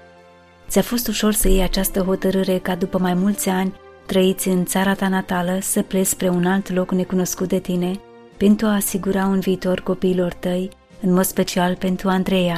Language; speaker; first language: Romanian; native; Romanian